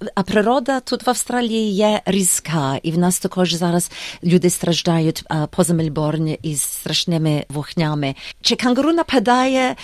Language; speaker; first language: Ukrainian; early bilingual, heritage; Ukrainian